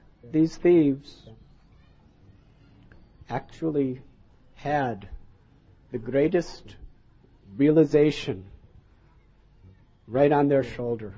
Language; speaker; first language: English; native; English